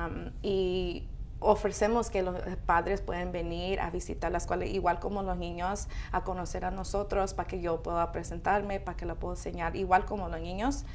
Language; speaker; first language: Spanish; early bilingual, heritage; Spanish